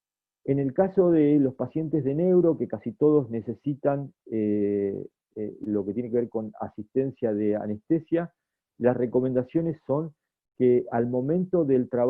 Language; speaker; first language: Spanish; native; Spanish